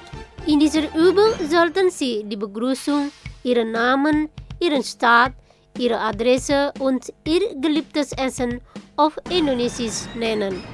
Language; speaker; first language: German; non-native, fluent; Indonesian